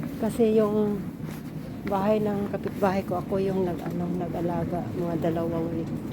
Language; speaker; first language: Filipino; non-native, local second language; Cebuano